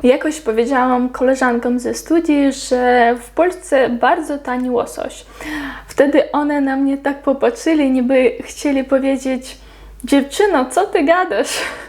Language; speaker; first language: Polish; non-native, fluent; Ukrainian